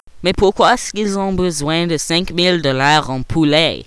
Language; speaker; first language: French; non-native, learner; English